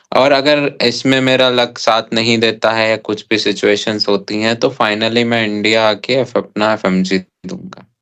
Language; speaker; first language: Hindi; native; Hindi